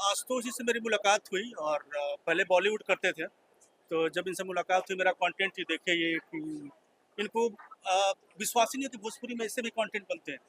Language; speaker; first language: Hindi; native; Hindi